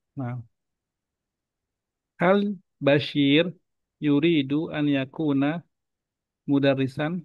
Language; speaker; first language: Arabic; non-native, fluent; Indonesian